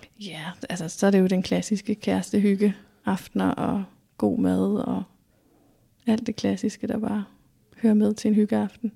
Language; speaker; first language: Danish; native; Danish